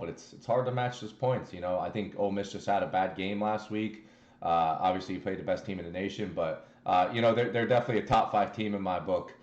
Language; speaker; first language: English; native; English